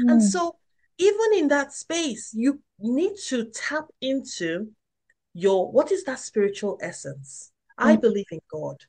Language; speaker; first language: English; non-native, local second language; Yoruba